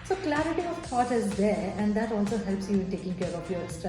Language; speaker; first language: English; non-native, local second language; Hindi